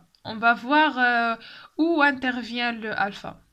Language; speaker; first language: French; non-native, local second language; Arabic